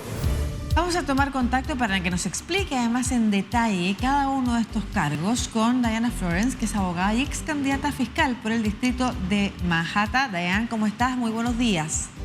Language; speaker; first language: Spanish; native; Spanish